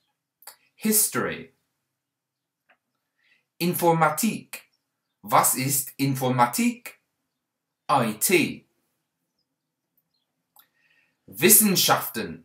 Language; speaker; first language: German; non-native, learner; English